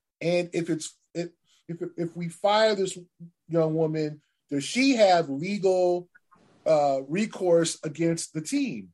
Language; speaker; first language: English; native; English